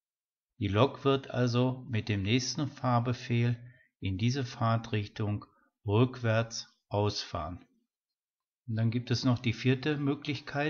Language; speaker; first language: German; native; German